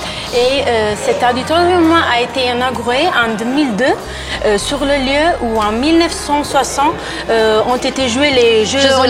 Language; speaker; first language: French; non-native, fluent; Italian